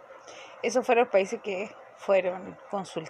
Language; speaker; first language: Portuguese; non-native, fluent; Spanish